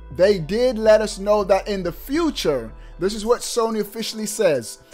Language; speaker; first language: English; native; English